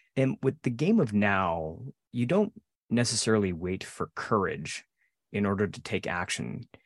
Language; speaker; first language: English; native; English